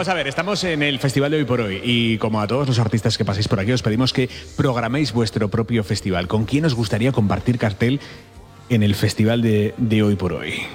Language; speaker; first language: Spanish; native; Spanish